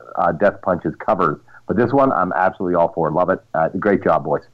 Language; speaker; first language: English; native; English